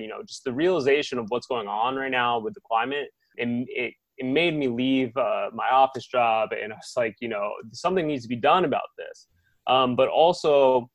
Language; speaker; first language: English; native; English